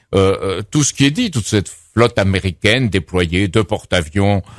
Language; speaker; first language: French; native; French